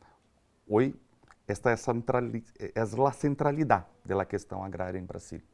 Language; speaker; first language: Spanish; non-native, learner; Portuguese